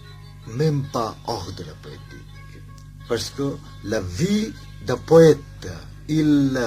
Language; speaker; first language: French; non-native, fluent; Bangla